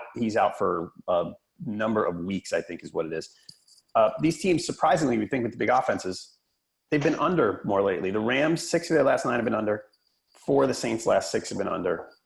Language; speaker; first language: English; native; English